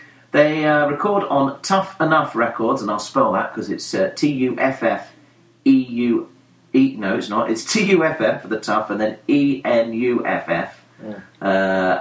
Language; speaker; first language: English; native; English